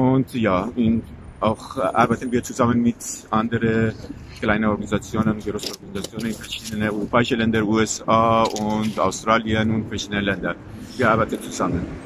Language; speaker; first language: German; non-native, fluent; Persian